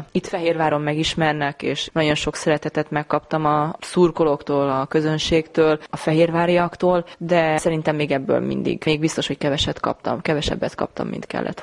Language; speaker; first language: Hungarian; native; Hungarian